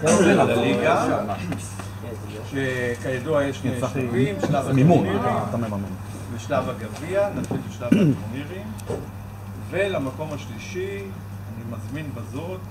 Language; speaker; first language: Hebrew; native; Hebrew